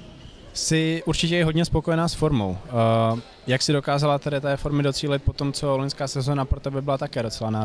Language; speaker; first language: Czech; native; Czech